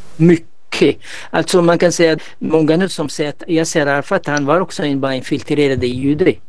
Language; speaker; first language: Swedish; non-native, fluent; Arabic